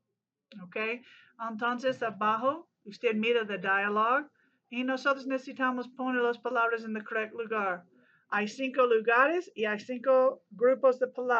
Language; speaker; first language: Spanish; non-native, learner; English